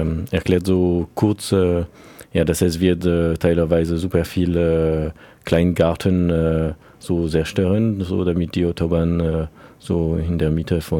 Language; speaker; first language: German; non-native, fluent; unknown